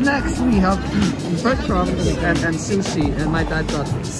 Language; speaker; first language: English; native; English